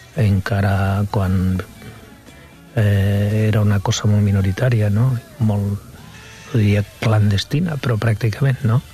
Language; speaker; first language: Catalan; non-native, local second language; Spanish